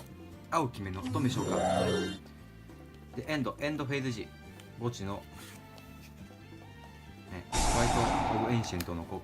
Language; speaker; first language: Japanese; native; Japanese